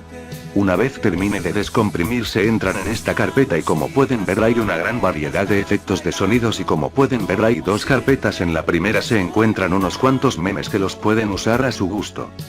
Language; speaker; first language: Spanish; native; Spanish